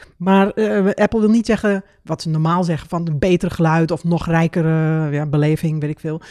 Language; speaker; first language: Dutch; native; Dutch